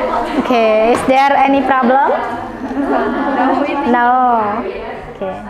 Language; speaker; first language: English; non-native, fluent; Indonesian